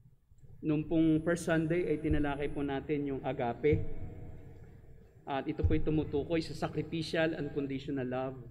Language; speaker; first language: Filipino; native; Filipino